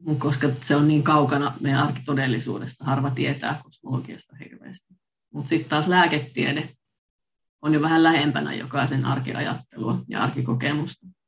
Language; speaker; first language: Finnish; native; Finnish